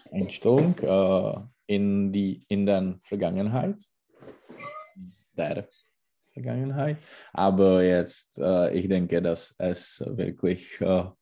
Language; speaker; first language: German; non-native, learner; Czech